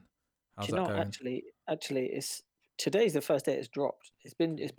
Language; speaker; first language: English; native; English